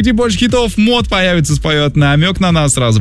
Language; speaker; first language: Russian; native; Russian